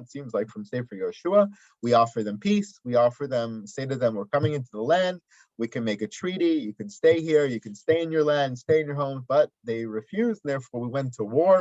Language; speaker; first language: English; native; English